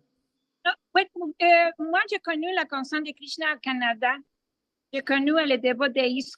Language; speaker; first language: French; non-native, learner; Spanish